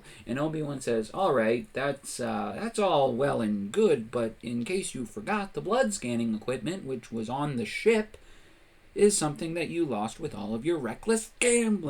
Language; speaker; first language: English; native; English